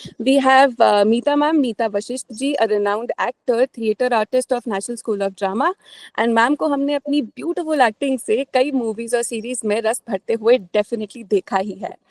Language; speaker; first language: Hindi; native; Hindi